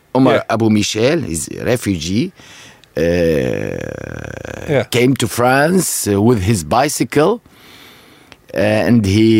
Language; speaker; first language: English; non-native, learner; Arabic